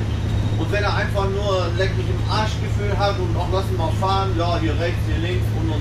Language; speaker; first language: German; native; German